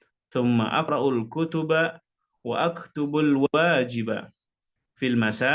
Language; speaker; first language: Arabic; non-native, fluent; Indonesian